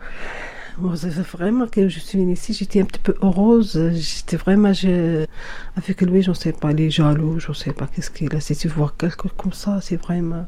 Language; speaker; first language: French; non-native, learner; Arabic